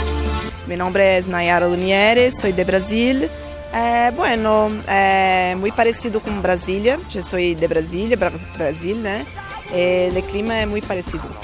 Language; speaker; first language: Spanish; non-native, learner; Portuguese